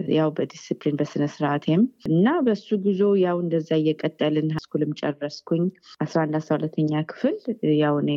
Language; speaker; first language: Amharic; early bilingual, heritage; Amharic